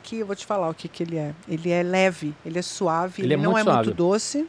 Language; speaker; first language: Portuguese; native; Portuguese